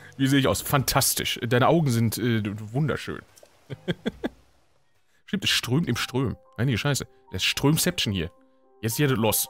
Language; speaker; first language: German; native; German